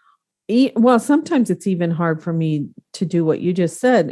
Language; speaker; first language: English; native; English